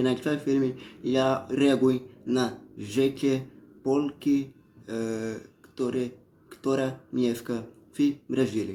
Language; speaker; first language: Polish; early bilingual, heritage; Portuguese